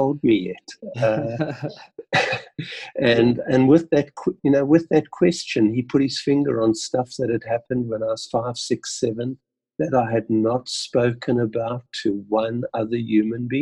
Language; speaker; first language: English; native; English